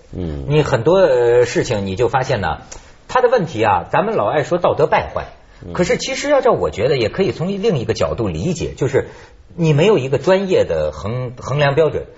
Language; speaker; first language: Chinese; native; Chinese